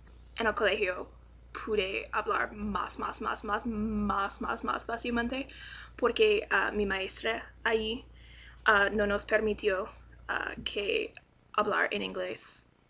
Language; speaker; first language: Spanish; non-native, learner; English